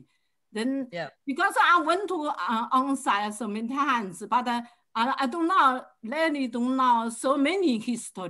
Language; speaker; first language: English; non-native, learner; Chinese